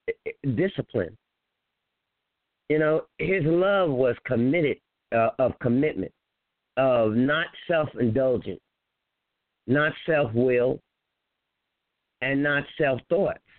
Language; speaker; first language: English; native; English